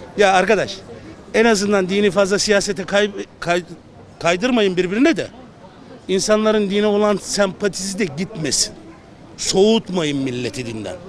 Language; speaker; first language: Turkish; native; Turkish